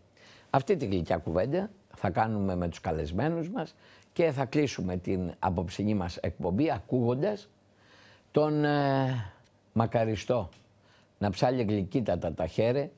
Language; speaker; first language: Greek; native; Greek